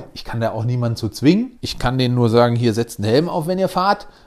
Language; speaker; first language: German; native; German